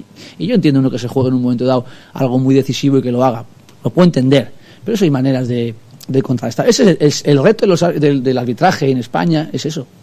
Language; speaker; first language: Spanish; native; Spanish